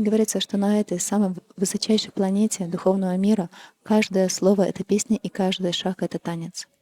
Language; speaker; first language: Russian; native; Russian